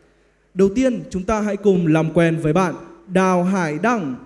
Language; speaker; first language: Vietnamese; native; Vietnamese